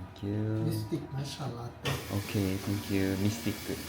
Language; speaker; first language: Japanese; native; Japanese